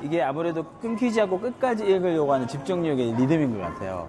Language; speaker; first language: Korean; native; Korean